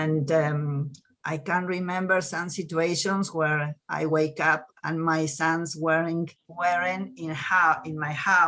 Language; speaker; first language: English; non-native, learner; Spanish